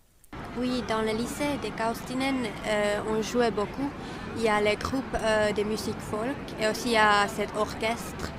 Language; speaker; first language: French; non-native, learner; Finnish